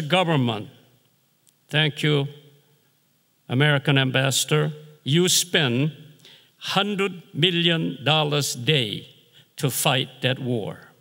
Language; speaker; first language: English; non-native, fluent; Korean